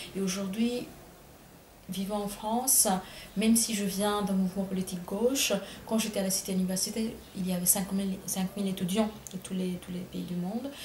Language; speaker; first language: French; non-native, fluent; Bangla